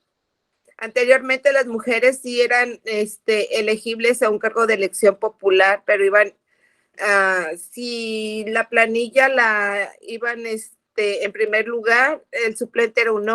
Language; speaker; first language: Spanish; native; Spanish